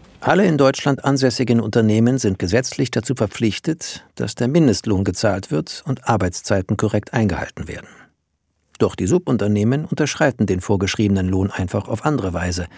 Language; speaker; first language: German; native; German